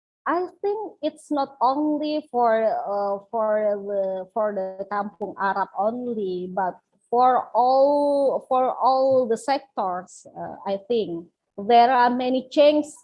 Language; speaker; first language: English; non-native, learner; Indonesian